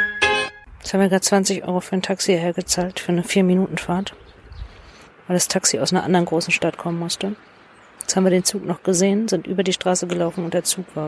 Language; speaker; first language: German; native; German